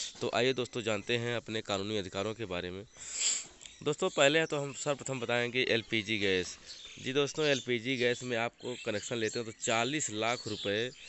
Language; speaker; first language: Hindi; native; Hindi